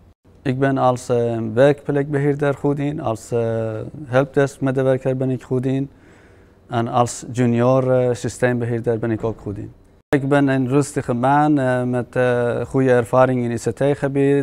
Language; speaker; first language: Dutch; non-native, fluent; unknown